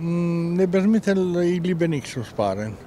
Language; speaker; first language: German; non-native, learner; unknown